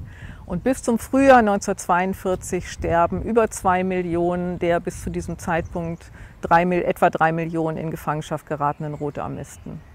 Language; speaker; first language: German; native; German